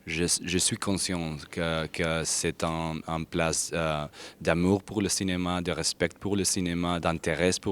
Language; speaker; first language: French; non-native, learner; Spanish